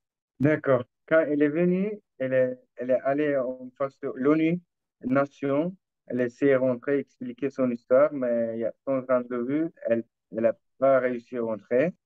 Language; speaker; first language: French; non-native, learner; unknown